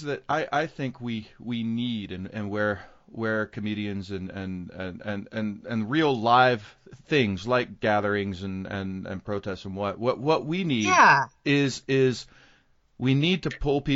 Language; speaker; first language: English; native; English